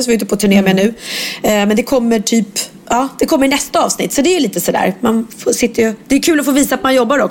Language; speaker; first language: Swedish; native; Swedish